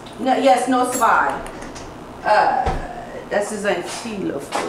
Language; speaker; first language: German; non-native, learner; English